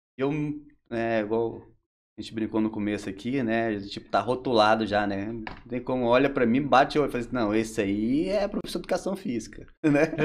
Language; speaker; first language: Portuguese; native; Portuguese